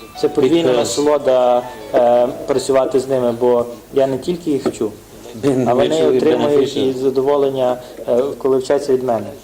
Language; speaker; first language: Ukrainian; non-native, fluent; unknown